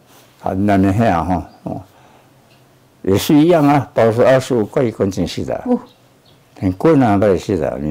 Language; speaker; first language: Chinese; non-native, local second language; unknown